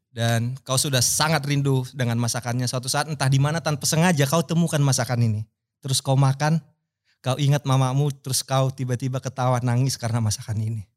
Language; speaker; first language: Indonesian; native; Indonesian